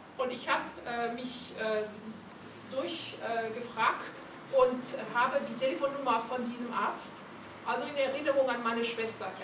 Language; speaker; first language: German; non-native, fluent; Hungarian